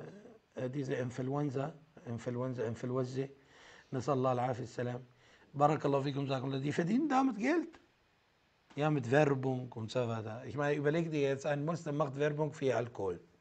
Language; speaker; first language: German; non-native, fluent; Arabic